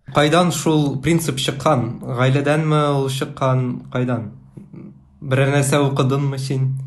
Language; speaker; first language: Tatar; non-native, learner; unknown